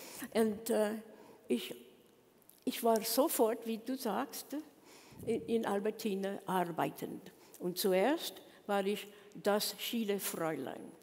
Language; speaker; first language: German; non-native, learner; English